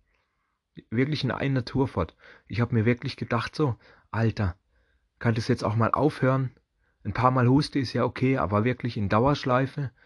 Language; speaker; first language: German; native; German